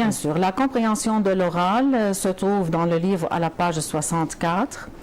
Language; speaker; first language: French; non-native, fluent; Arabic